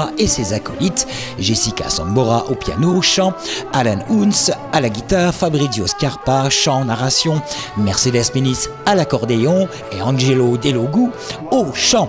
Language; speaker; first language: French; native; French